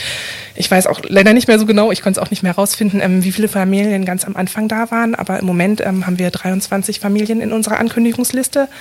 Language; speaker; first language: German; native; German